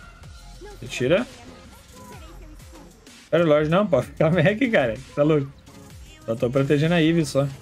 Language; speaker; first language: Portuguese; native; Portuguese